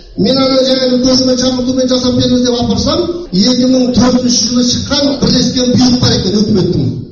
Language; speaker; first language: Kazakh; early bilingual, heritage; Kazakh